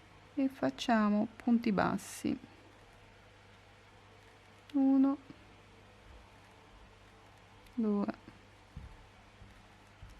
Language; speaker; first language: Italian; non-native, learner; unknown